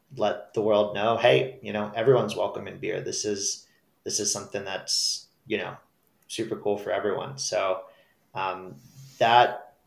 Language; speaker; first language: English; native; English